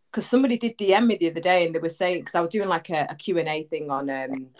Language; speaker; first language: English; native; English